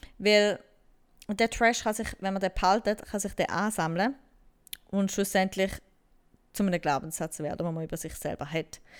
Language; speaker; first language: German; native; German